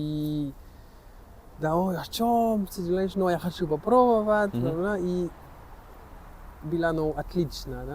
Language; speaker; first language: Russian; non-native, learner; French